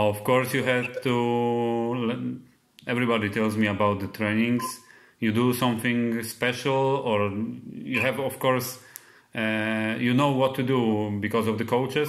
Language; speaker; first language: English; non-native, fluent; Polish